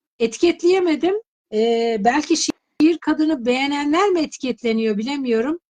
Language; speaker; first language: Turkish; native; Turkish